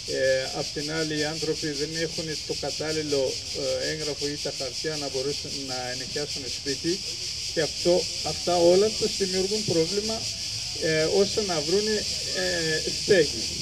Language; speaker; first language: Greek; non-native, fluent; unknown